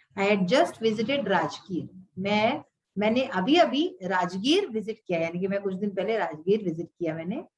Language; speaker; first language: Hindi; native; Hindi